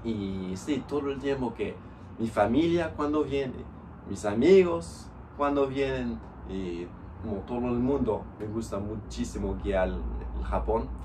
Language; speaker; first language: Spanish; non-native, fluent; English